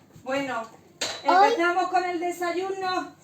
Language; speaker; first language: Spanish; native; Spanish